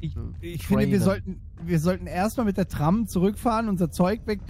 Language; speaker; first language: German; native; German